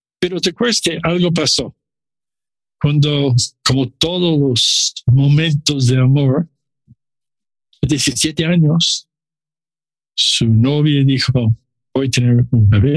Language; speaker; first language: Spanish; non-native, learner; English